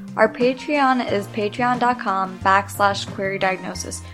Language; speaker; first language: English; early bilingual, other home language; Urdu